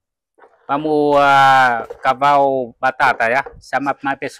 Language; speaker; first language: Portuguese; non-native, learner; Vietnamese